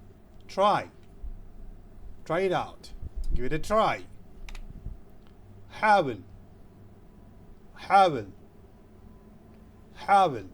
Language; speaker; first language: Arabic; non-native, fluent; Urdu